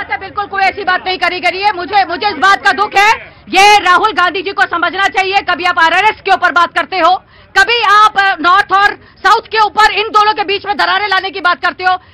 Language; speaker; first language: Hindi; native; Hindi